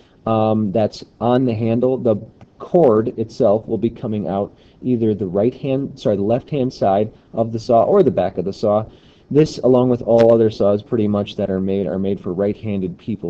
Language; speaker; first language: English; native; English